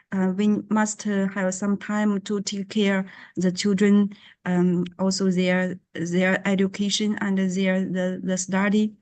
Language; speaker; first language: English; non-native, learner; Chinese